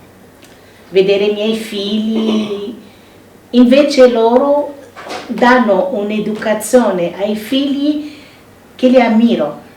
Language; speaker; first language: Italian; non-native, fluent; Arabic